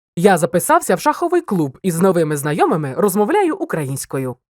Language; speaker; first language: Ukrainian; native; Ukrainian